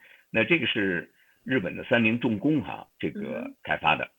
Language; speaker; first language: Chinese; native; Chinese